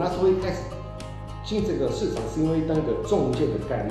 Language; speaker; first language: Chinese; early bilingual, heritage; Portuguese